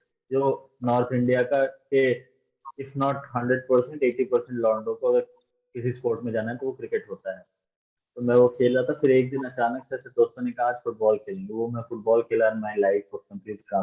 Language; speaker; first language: Hindi; native; Hindi